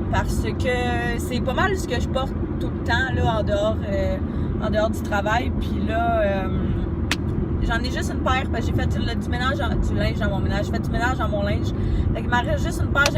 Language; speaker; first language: French; native; French